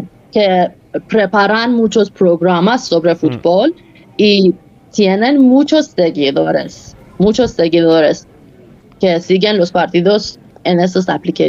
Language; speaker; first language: Spanish; non-native, fluent; Persian